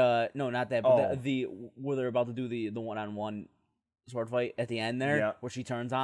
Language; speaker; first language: English; native; English